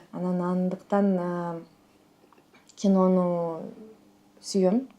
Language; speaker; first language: Kyrgyz; native; Kyrgyz